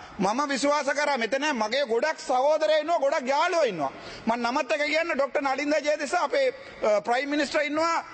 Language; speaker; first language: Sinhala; non-native, local second language; Tamil